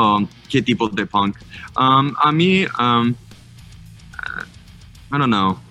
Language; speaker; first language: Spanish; non-native, learner; English